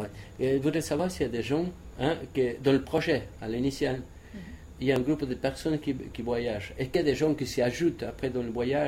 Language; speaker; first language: French; non-native, learner; Spanish